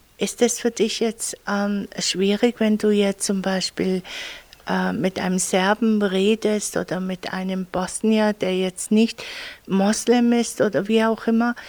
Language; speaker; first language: German; native; German